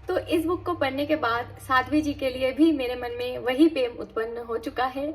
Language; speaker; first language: Hindi; non-native, local second language; Bangla